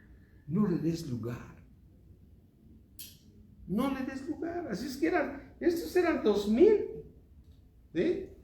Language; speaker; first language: Spanish; native; Spanish